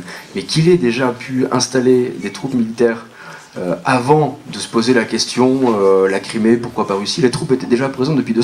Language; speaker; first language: French; native; French